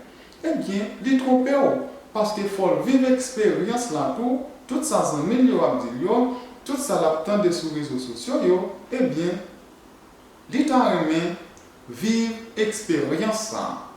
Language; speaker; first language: French; non-native, learner; Haitian Creole